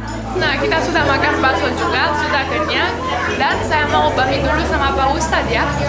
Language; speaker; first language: Indonesian; non-native, fluent; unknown